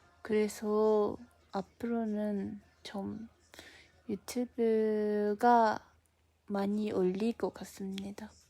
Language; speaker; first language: Korean; non-native, fluent; Japanese